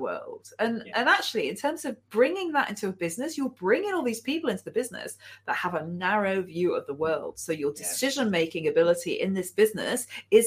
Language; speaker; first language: English; native; English